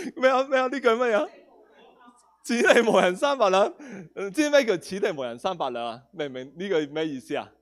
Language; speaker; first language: Cantonese; non-native, local second language; Spanish